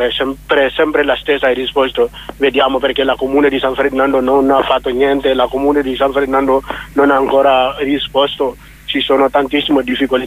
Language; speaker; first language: Italian; non-native, learner; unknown